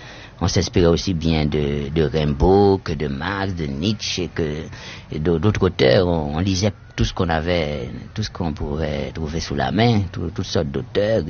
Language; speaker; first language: French; non-native, local second language; Haitian Creole